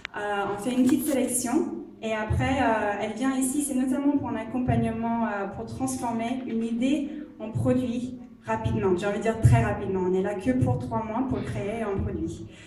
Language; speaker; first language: French; non-native, fluent; English